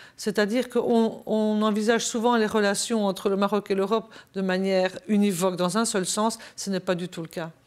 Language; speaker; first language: French; native; French